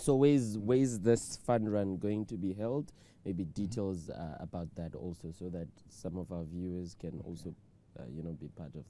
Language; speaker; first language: English; non-native, local second language; Shona